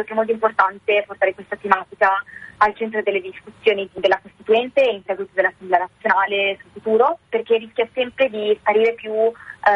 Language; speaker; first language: Italian; native; Italian